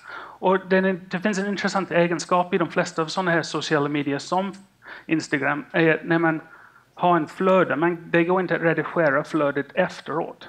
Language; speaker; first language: Swedish; non-native, fluent; English